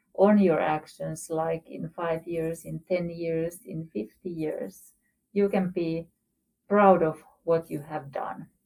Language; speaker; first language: English; non-native, fluent; Finnish